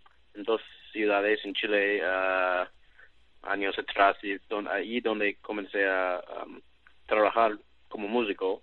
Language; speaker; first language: Spanish; non-native, learner; English